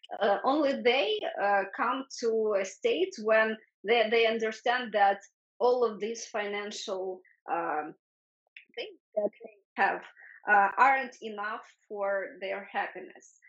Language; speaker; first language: English; non-native, fluent; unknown